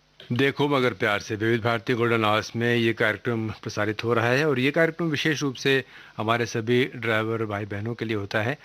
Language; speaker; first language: Hindi; native; Hindi